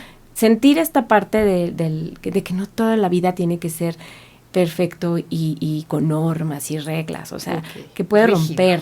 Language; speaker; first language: Spanish; native; Spanish